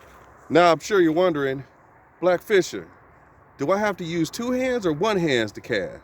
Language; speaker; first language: English; native; English